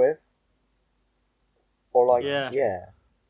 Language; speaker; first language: English; native; English